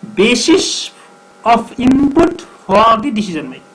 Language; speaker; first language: English; non-native, local second language; Nepali